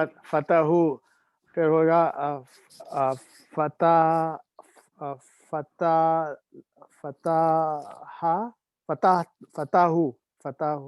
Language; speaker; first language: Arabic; non-native, learner; Urdu